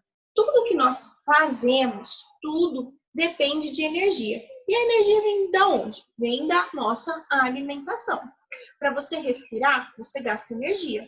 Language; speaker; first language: Portuguese; native; Portuguese